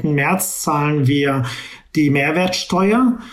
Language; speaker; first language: German; native; German